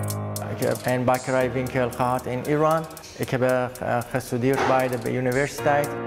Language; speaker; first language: Dutch; non-native, learner; Persian